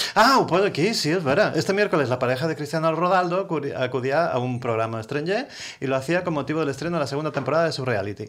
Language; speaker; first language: Spanish; non-native, local second language; Catalan